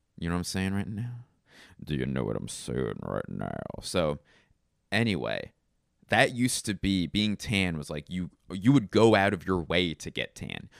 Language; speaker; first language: English; native; English